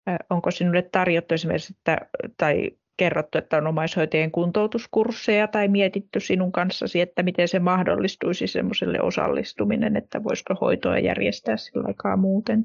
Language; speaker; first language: Finnish; native; Finnish